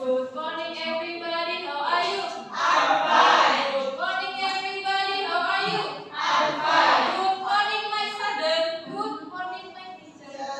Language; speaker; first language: English; non-native, learner; Indonesian